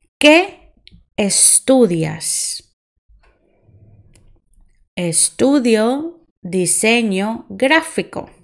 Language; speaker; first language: Spanish; non-native, fluent; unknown